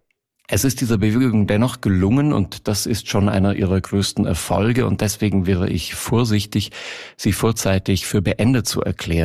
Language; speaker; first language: German; native; German